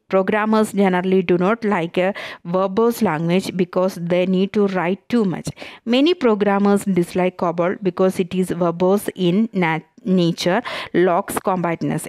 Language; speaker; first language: English; non-native, local second language; Malayalam